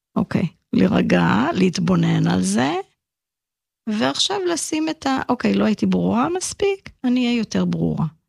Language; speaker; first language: Hebrew; early bilingual, other home language; English